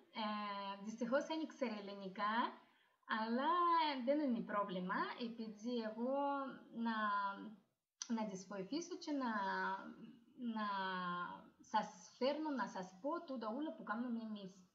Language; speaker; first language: Greek; non-native, learner; Russian